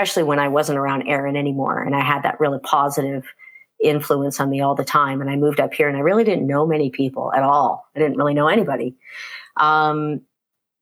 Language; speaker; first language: English; native; English